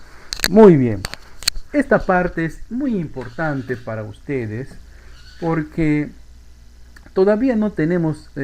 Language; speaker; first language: Spanish; native; Spanish